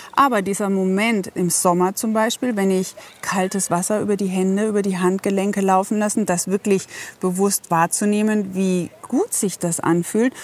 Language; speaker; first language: German; native; German